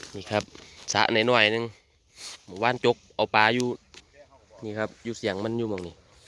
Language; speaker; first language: Thai; native; Thai